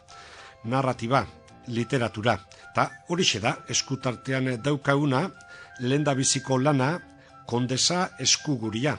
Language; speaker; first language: Basque; native; Basque